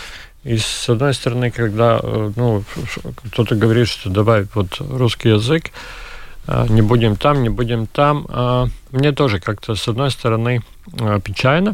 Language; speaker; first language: Russian; non-native, local second language; Latvian